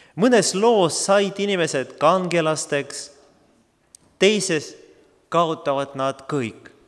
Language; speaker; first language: Estonian; non-native, local second language; Russian